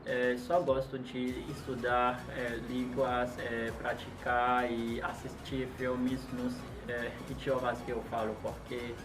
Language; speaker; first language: Portuguese; non-native, fluent; Haitian Creole